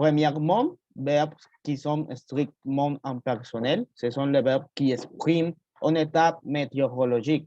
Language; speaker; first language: French; non-native, learner; Spanish